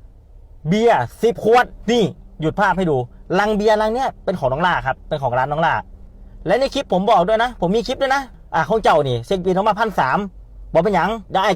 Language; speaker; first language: Thai; native; Thai